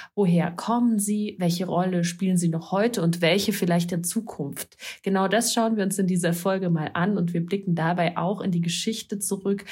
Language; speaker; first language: German; native; German